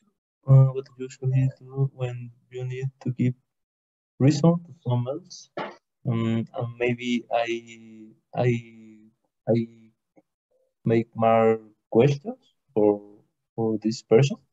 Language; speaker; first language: English; non-native, learner; Spanish